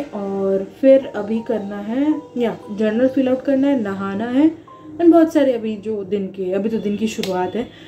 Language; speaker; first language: Hindi; non-native, local second language; Bangla